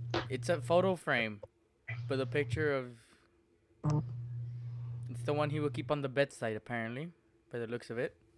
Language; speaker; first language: English; early bilingual, other home language; Spanish